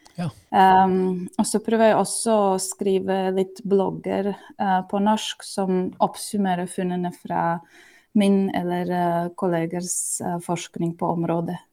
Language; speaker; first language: Norwegian; non-native, fluent; Slovak